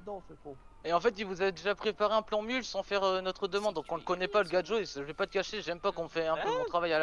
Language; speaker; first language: French; native; French